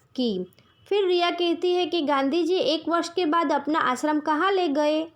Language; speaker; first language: Hindi; non-native, local second language; Gujarati